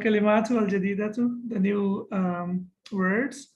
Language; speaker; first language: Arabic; non-native, fluent; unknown